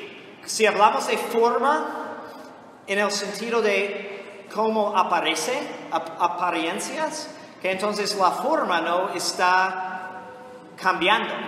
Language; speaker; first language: Spanish; non-native, fluent; English